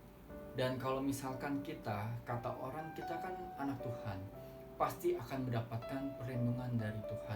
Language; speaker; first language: Indonesian; native; Indonesian